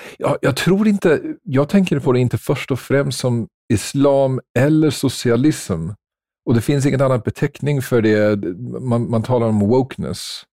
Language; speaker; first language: Swedish; non-native, fluent; English